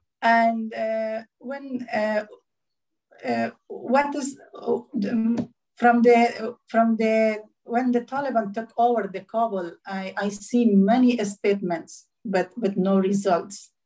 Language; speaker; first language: English; non-native, learner; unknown